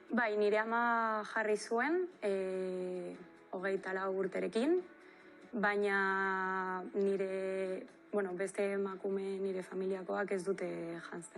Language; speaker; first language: Basque; non-native, local second language; Spanish